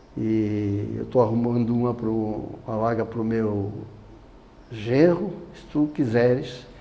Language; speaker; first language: Portuguese; native; Portuguese